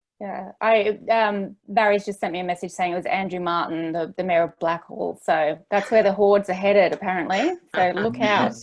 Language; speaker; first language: English; native; English